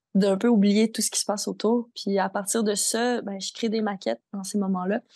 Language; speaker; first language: French; native; French